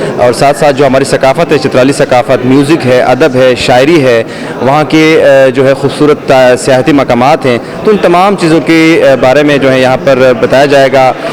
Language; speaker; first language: Urdu; non-native, local second language; Khowar